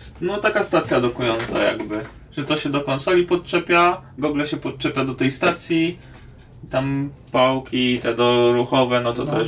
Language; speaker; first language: Polish; native; Polish